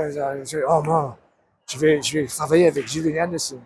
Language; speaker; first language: French; non-native, learner; English